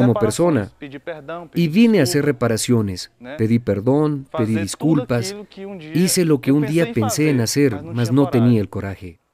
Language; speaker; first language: Spanish; non-native, fluent; Portuguese